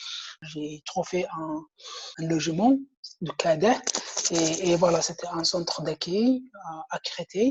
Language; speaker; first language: French; non-native, learner; Somali